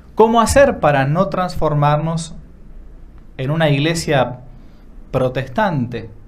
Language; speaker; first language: Spanish; native; Spanish